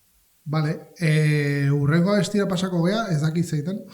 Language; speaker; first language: Basque; native; Basque